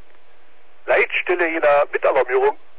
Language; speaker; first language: German; native; German